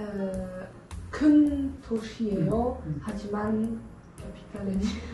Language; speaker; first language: Korean; non-native, learner; French